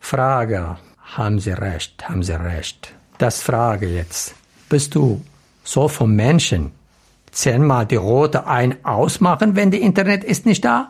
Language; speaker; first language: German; non-native, learner; Arabic